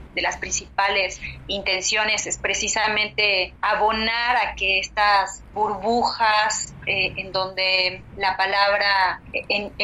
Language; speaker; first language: Spanish; native; Spanish